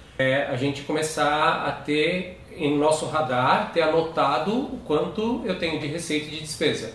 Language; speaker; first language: Portuguese; native; Portuguese